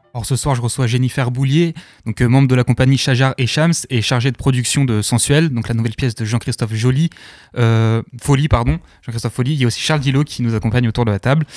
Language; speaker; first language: French; native; French